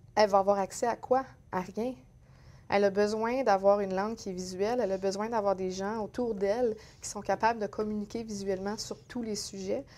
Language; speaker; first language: French; native; French